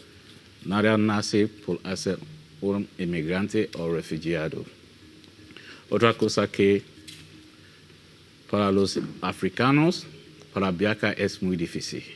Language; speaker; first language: Spanish; non-native, learner; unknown